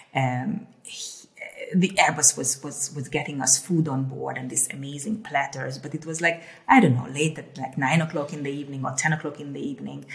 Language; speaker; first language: English; early bilingual, other home language; Hungarian